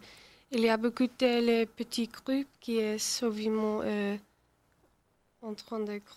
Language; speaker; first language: French; non-native, learner; English